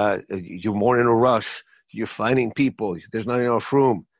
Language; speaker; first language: English; non-native, fluent; Spanish